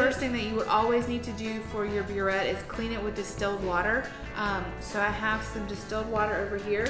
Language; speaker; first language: English; native; English